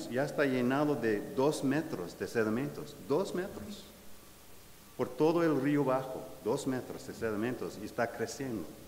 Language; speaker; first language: Spanish; non-native, fluent; English